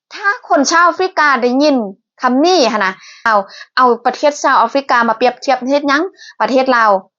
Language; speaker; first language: Thai; native; Thai